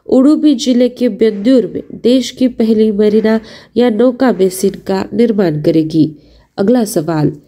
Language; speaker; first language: Hindi; non-native, local second language; Marathi